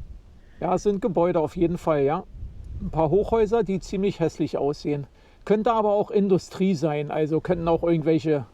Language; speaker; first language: German; native; German